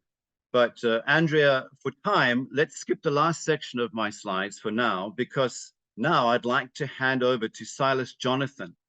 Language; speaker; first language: English; native; English